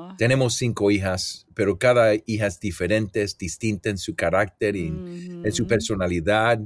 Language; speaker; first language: Spanish; early bilingual, heritage; Spanish